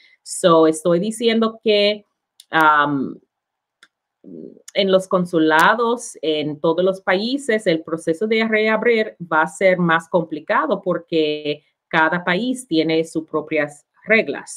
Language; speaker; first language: Spanish; non-native, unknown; English